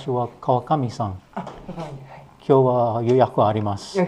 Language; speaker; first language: Japanese; non-native, learner; English